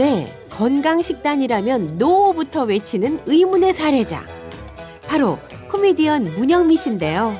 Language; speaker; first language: Korean; native; Korean